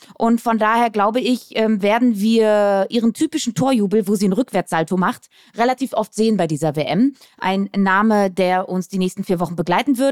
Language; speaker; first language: German; native; German